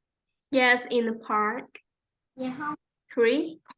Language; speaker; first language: English; non-native, fluent; Vietnamese